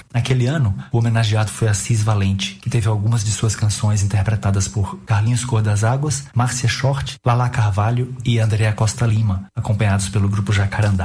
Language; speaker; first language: Portuguese; native; Portuguese